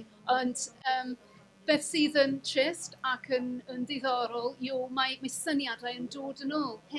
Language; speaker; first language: Welsh; non-native, fluent; English